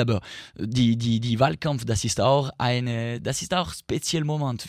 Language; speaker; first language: German; non-native, local second language; French